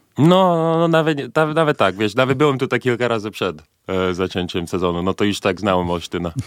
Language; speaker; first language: Polish; early bilingual, heritage; Polish